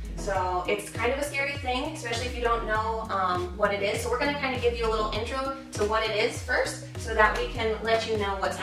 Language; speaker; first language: English; native; English